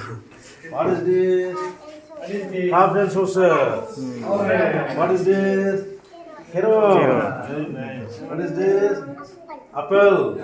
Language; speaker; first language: English; non-native, local second language; Bodo